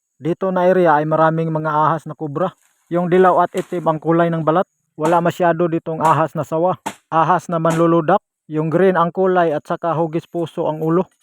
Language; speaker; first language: Filipino; non-native, local second language; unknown